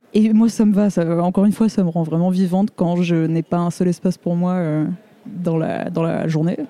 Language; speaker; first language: French; native; French